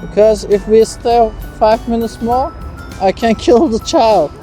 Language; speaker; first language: English; non-native, learner; Turkish